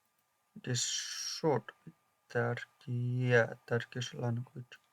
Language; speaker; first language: English; non-native, fluent; Polish